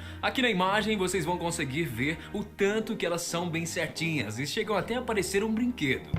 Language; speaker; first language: Portuguese; native; Portuguese